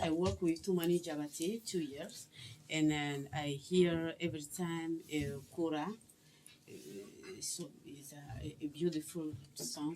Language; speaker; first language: English; non-native, learner; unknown